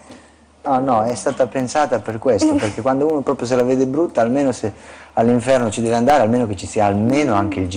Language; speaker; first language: Italian; native; Italian